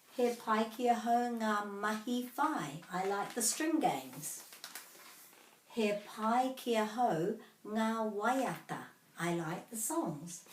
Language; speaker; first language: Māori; non-native, fluent; English